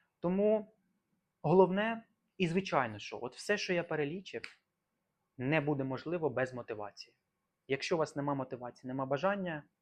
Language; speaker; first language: Ukrainian; native; Ukrainian